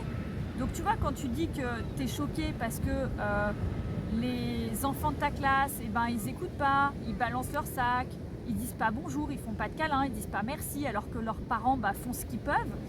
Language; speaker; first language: French; native; French